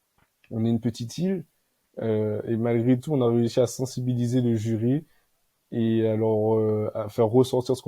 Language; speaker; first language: French; native; French